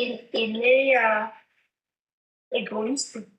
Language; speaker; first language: French; non-native, learner; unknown